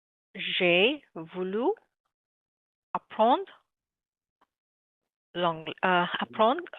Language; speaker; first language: French; non-native, learner; Bangla